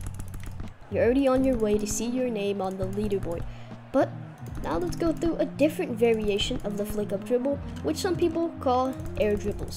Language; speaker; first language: English; native; English